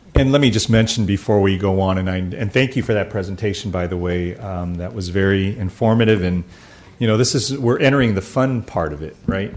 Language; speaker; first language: English; early bilingual, other home language; Spanish